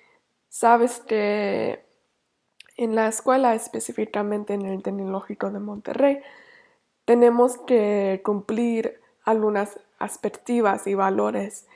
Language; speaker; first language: Spanish; non-native, learner; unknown